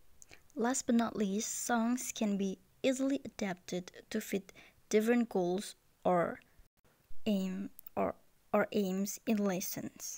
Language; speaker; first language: English; non-native, learner; Indonesian